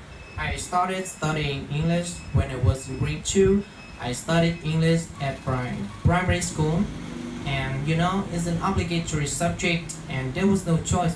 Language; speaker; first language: English; non-native, fluent; Vietnamese